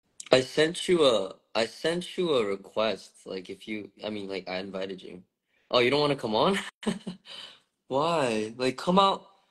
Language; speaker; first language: English; early bilingual, other home language; Korean